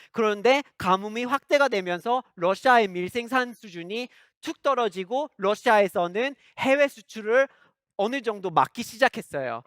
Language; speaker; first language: Korean; non-native, fluent; English